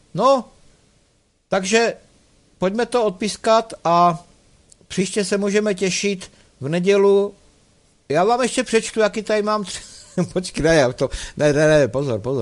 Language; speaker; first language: Czech; native; Czech